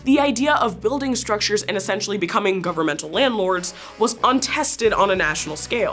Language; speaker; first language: English; native; English